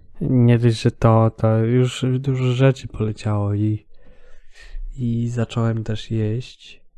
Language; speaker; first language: Polish; native; Polish